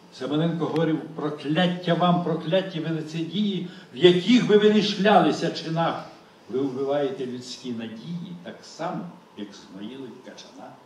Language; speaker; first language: Ukrainian; native; Ukrainian